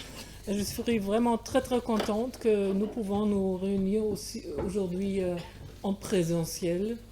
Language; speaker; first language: French; non-native, fluent; German